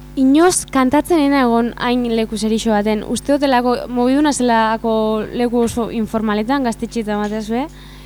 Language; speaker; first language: Basque; native; Basque